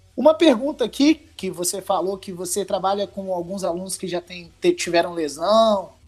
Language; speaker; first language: Portuguese; native; Portuguese